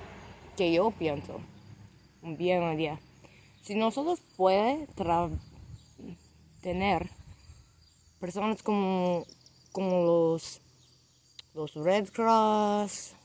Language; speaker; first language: Spanish; non-native, learner; English